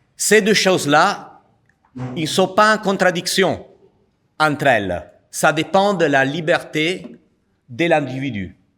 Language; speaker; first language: French; non-native, fluent; Italian